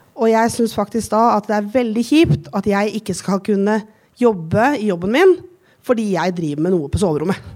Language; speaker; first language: Norwegian; native; Norwegian